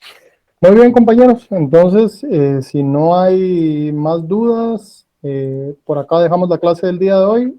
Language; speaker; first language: Spanish; native; Spanish